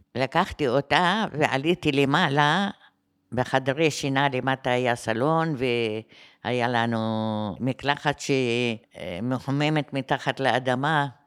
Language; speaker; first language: Hebrew; non-native, fluent; Arabic